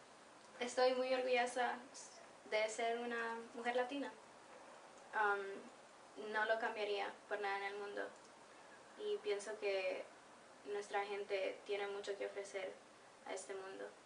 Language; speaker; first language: Spanish; early bilingual, heritage; Spanish